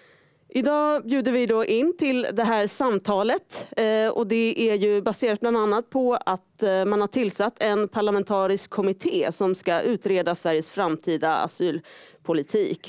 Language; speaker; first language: Swedish; native; Swedish